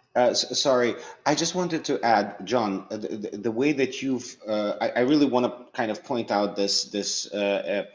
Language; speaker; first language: English; early bilingual, other home language; Russian